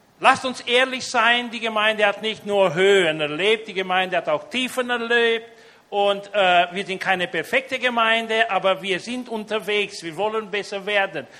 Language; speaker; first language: German; native; German